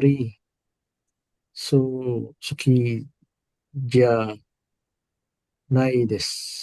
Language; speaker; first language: Japanese; non-native, learner; Filipino